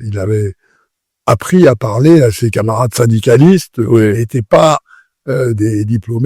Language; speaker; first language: French; native; French